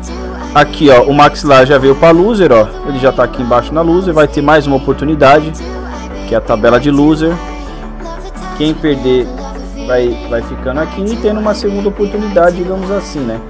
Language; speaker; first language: Portuguese; native; Portuguese